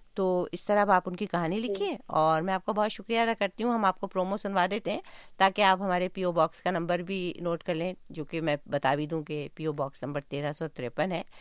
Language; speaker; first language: Urdu; native; Urdu